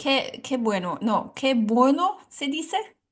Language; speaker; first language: Italian; non-native, learner; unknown